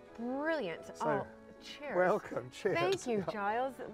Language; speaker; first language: English; native; English